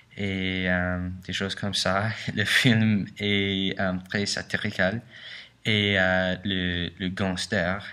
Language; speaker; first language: French; non-native, learner; English